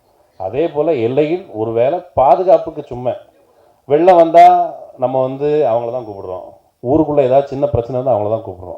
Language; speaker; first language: Tamil; native; Tamil